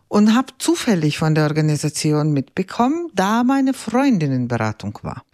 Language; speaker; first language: German; non-native, fluent; Russian